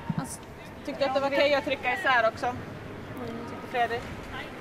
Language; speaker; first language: Swedish; native; Swedish